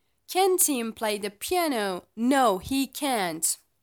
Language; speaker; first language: English; non-native, fluent; Persian